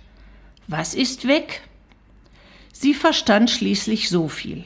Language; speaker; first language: German; native; German